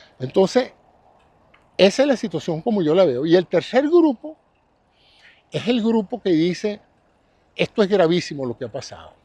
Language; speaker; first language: Spanish; native; Spanish